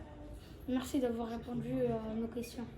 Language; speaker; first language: French; native; French